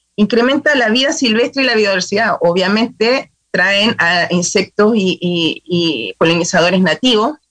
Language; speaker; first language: Spanish; native; Spanish